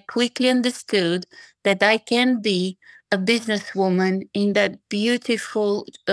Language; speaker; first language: English; non-native, fluent; Bulgarian